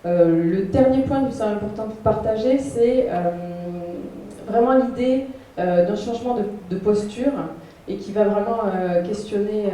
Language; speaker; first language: French; native; French